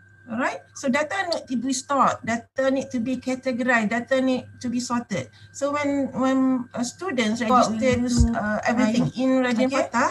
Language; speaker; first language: English; non-native, local second language; Malay